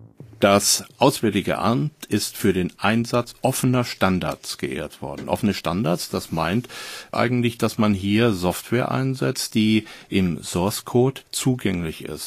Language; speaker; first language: German; native; German